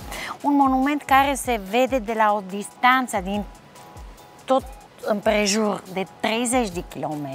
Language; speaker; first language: Romanian; non-native, fluent; Bulgarian